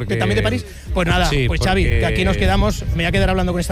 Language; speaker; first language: Spanish; native; Spanish